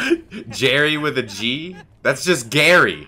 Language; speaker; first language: English; native; English